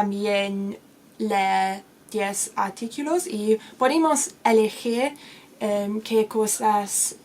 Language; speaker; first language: Spanish; non-native, learner; English